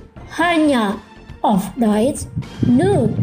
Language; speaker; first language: German; non-native, fluent; Indonesian